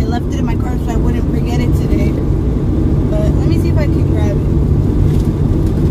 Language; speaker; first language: English; early bilingual, other home language; Spanish